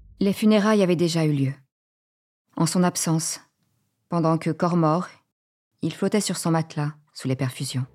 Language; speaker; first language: French; native; French